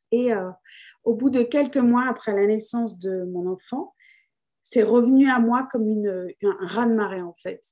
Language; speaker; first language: French; native; French